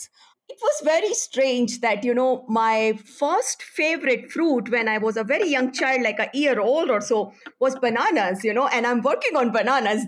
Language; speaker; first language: English; non-native, local second language; Hindi